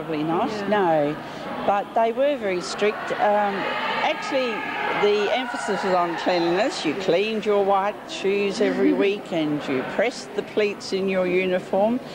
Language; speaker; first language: English; native; English